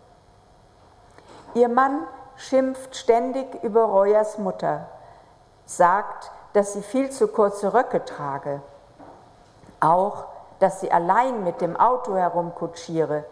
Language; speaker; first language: German; native; German